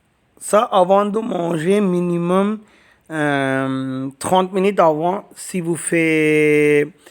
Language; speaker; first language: French; non-native, learner; Tamil